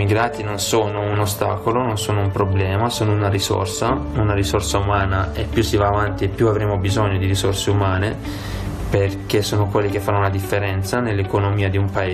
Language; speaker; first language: Italian; early bilingual, other home language; Albanian